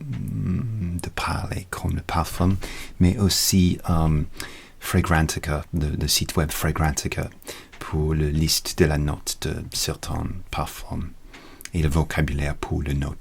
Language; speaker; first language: French; non-native, learner; English